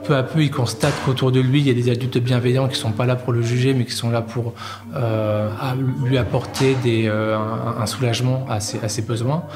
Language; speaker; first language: French; native; French